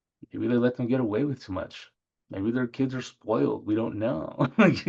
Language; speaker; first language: English; native; English